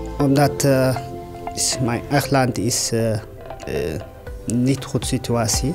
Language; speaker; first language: Dutch; non-native, learner; Tigrinya